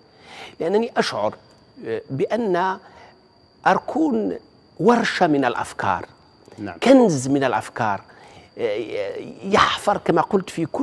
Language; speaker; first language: Arabic; native; Arabic